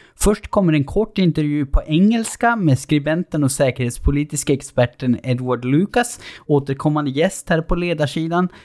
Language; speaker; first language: Swedish; native; Swedish